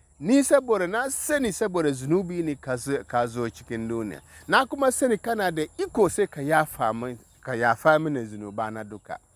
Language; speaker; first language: Hausa; non-native, local second language; Dyula